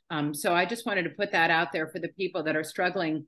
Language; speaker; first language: English; native; English